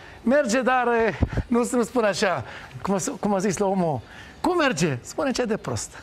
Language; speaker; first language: Romanian; non-native, fluent; Hebrew